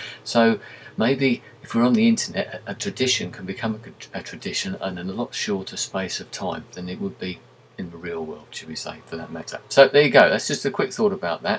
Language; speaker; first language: English; native; English